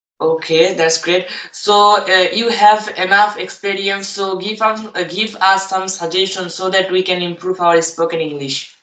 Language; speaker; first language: English; non-native, learner; Bangla